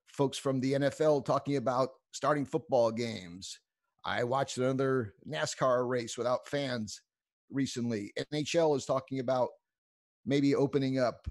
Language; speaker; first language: English; native; English